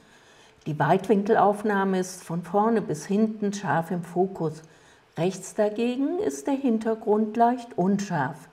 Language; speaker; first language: German; native; German